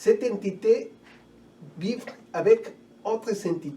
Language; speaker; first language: French; non-native, fluent; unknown